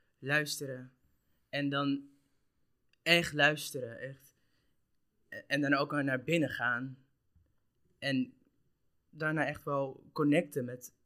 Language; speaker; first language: Dutch; non-native, local second language; Papiamento